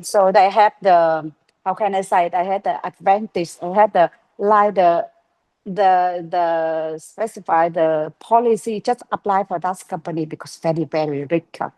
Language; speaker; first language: English; non-native, learner; Vietnamese